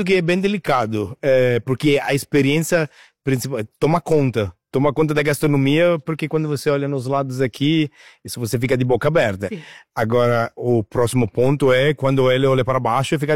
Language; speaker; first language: Portuguese; non-native, fluent; Italian